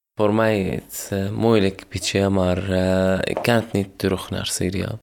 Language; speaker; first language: Dutch; non-native, learner; Arabic